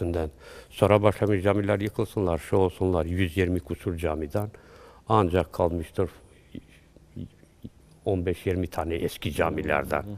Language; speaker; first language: Turkish; early bilingual, heritage; Turkish